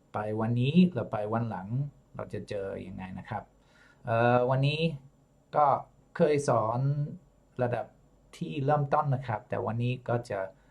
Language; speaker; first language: Thai; non-native, fluent; English